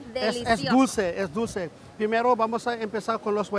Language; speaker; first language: Spanish; non-native, learner; English